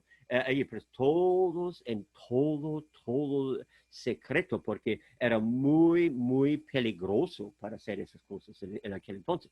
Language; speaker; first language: Spanish; non-native, fluent; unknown